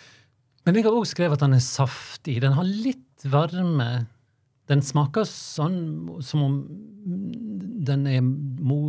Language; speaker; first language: Norwegian; native; Norwegian